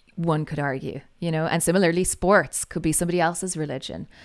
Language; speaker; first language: English; native; English